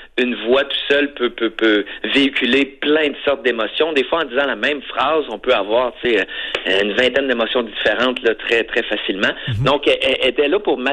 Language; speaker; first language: French; native; French